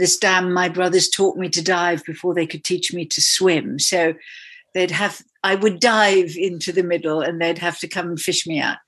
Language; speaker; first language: English; native; English